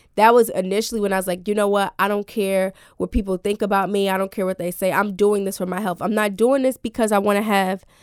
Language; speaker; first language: English; native; English